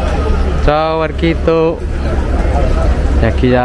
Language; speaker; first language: Spanish; native; Spanish